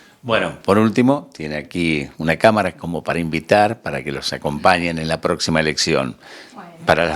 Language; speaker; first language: Spanish; native; Spanish